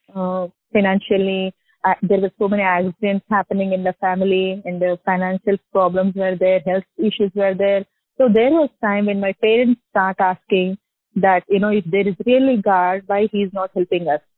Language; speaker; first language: English; non-native, local second language; Telugu